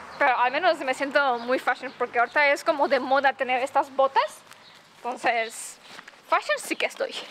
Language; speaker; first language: Spanish; non-native, fluent; Romanian